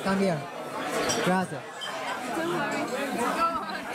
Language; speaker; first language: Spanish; non-native, learner; Japanese